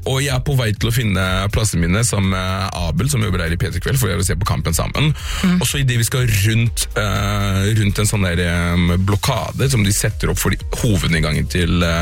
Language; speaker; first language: Norwegian; early bilingual, other home language; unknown